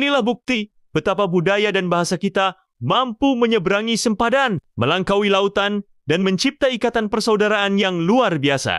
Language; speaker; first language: Malay; native; Malay